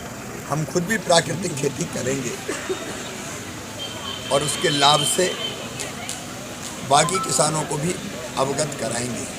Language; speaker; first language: Hindi; native; Hindi